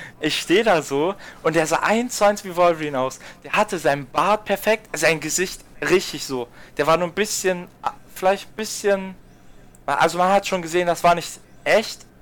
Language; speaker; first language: German; native; German